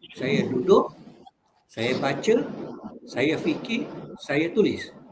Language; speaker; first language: Malay; non-native, local second language; Chinese